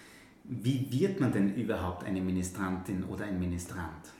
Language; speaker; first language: German; native; German